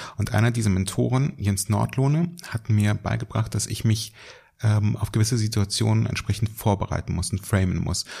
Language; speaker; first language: German; early bilingual, other home language; Russian